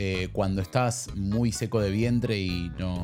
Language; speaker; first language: Spanish; native; Spanish